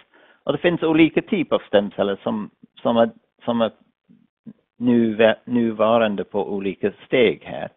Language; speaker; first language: Swedish; non-native, fluent; English